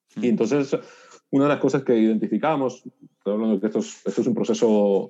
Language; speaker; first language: Spanish; native; Spanish